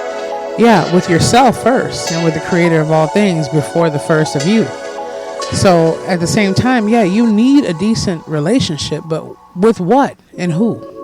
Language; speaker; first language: English; native; English